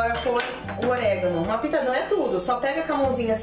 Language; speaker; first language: Portuguese; native; Portuguese